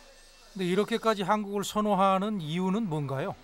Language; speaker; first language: Korean; native; Korean